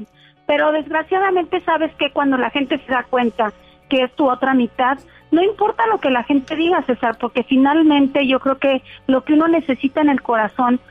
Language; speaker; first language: Spanish; native; Spanish